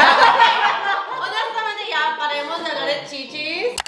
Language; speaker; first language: Spanish; early bilingual, heritage; Korean